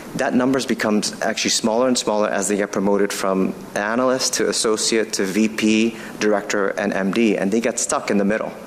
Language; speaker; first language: English; non-native, fluent; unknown